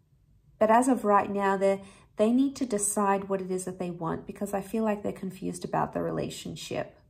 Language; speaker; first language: English; native; English